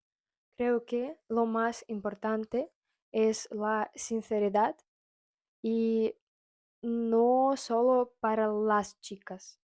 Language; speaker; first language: Spanish; non-native, fluent; Russian